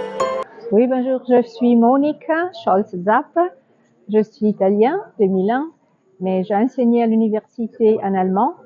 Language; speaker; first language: French; non-native, fluent; Italian